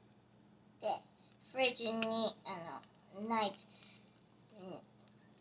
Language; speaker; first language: Japanese; early bilingual, heritage; Japanese